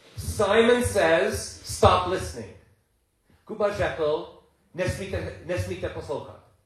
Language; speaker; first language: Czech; non-native, learner; English